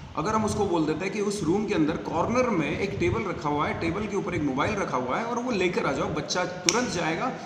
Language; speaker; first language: Hindi; native; Hindi